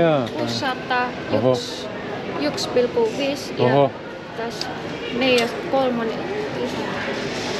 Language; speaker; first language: Finnish; non-native, learner; Indonesian